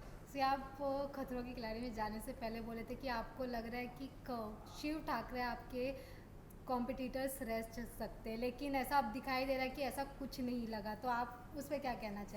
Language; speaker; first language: Hindi; native; Hindi